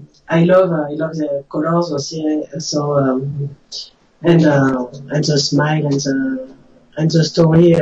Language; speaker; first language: English; non-native, learner; French